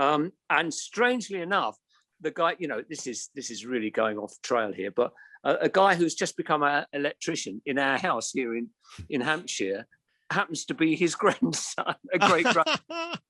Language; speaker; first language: English; native; English